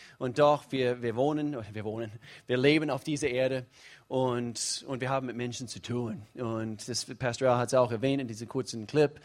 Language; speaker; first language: German; non-native, fluent; English